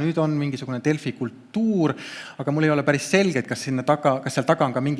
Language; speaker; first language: Estonian; native; Estonian